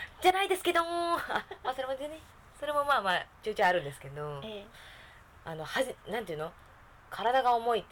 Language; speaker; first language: Japanese; native; Japanese